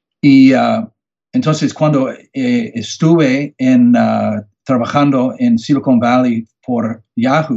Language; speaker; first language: Spanish; non-native, learner; English